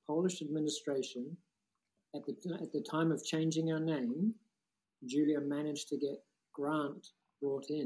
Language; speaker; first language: English; native; English